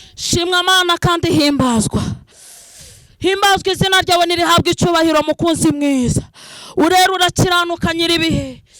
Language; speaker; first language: Kinyarwanda; non-native, local second language; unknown